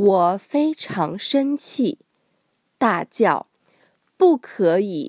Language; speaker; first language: Chinese; non-native, learner; English